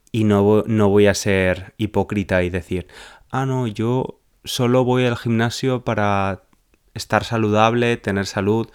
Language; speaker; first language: Spanish; native; Spanish